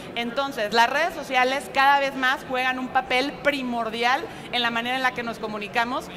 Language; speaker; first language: Spanish; native; Spanish